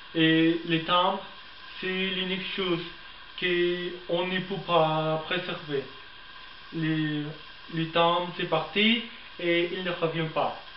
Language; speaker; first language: French; non-native, learner; Spanish